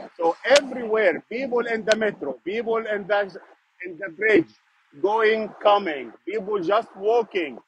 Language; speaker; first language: English; non-native, fluent; Arabic